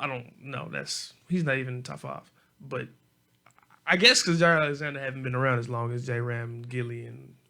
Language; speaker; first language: English; native; English